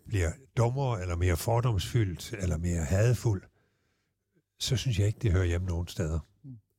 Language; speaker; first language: Danish; native; Danish